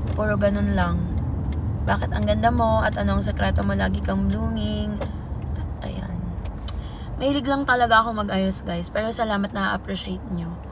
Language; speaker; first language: Filipino; non-native, local second language; Waray